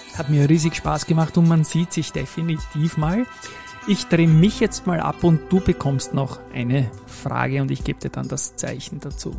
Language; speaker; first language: German; native; German